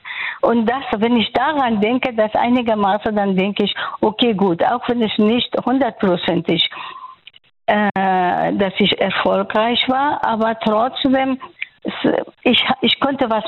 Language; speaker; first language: German; non-native, fluent; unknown